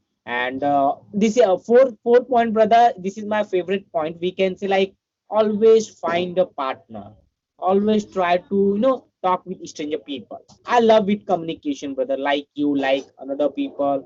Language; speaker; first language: English; non-native, learner; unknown